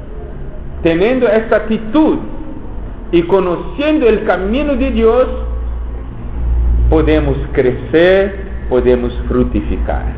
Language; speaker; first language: Spanish; non-native, fluent; Portuguese